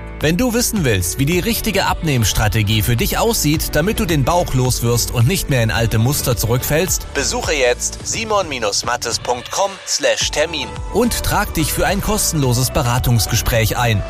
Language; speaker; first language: German; native; German